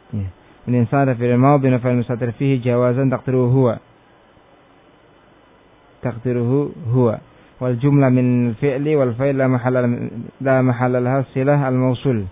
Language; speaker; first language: Arabic; non-native, fluent; Indonesian